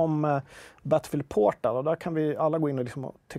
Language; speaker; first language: Swedish; native; Swedish